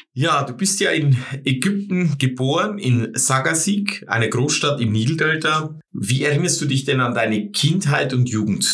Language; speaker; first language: German; native; German